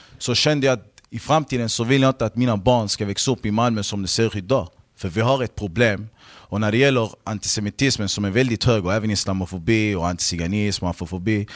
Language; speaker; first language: Swedish; early bilingual, other home language; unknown